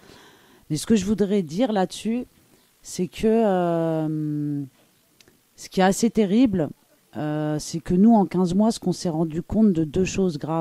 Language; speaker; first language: French; native; French